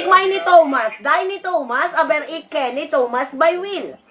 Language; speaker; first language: German; non-native, learner; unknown